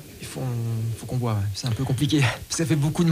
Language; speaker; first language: French; native; French